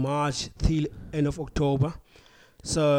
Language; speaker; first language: English; non-native, local second language; Xhosa